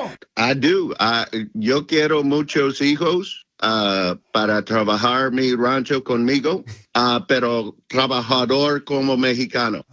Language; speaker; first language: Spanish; non-native, learner; English